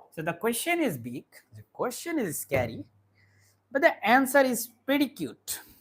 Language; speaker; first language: English; non-native, local second language; Bangla